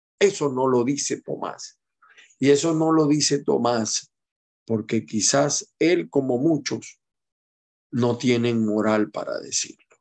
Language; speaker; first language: Spanish; native; Spanish